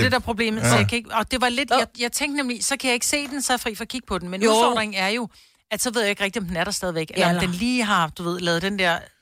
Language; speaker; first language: Danish; native; Danish